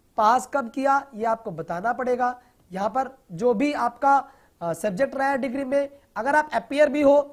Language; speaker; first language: Hindi; non-native, local second language; Punjabi